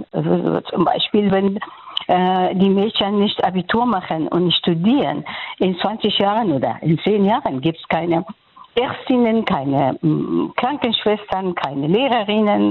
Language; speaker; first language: German; non-native, fluent; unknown